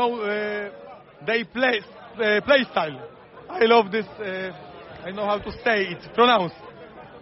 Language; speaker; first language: English; non-native, learner; Polish